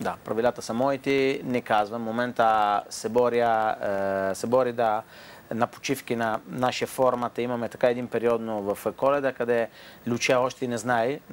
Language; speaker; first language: Bulgarian; non-native, fluent; Italian